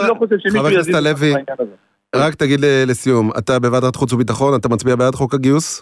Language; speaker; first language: Hebrew; native; Hebrew